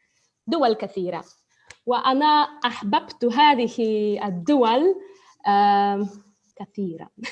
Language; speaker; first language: Arabic; non-native, fluent; Polish